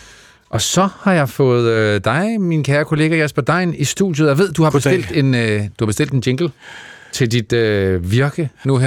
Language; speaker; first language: Danish; native; Danish